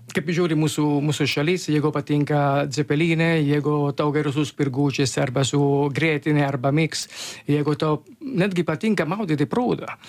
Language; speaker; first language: Lithuanian; non-native, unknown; Italian